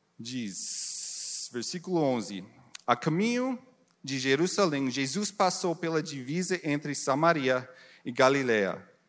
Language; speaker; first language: Portuguese; non-native, learner; English